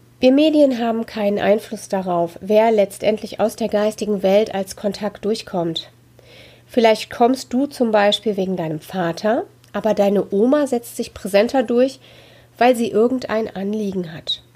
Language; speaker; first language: German; native; German